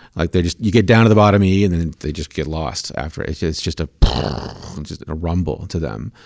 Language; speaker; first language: English; native; English